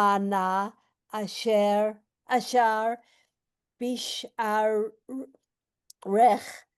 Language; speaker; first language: Hebrew; non-native, learner; English